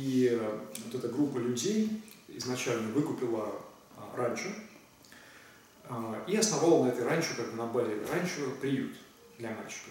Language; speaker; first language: Russian; native; Russian